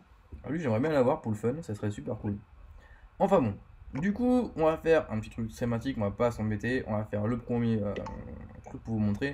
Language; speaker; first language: French; native; French